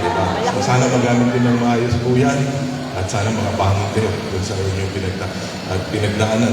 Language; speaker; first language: Filipino; native; Filipino